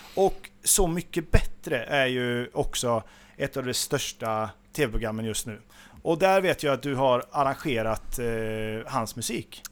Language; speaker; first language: Swedish; native; Swedish